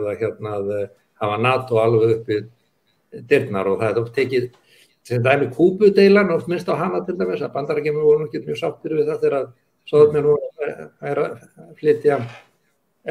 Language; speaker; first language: Icelandic; native; Icelandic